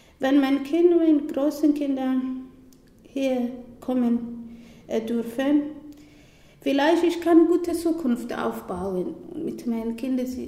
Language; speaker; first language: German; non-native, learner; Somali